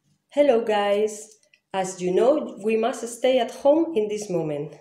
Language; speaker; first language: English; non-native, fluent; Spanish